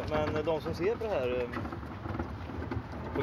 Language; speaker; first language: Swedish; native; Swedish